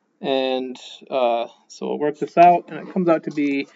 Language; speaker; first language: English; native; English